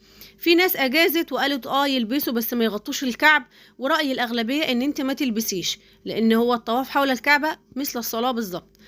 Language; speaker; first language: Arabic; native; Arabic